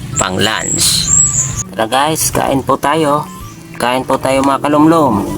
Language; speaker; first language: Filipino; non-native, local second language; Bikol